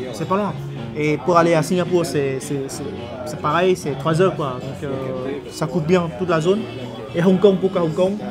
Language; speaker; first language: French; non-native, fluent; Vietnamese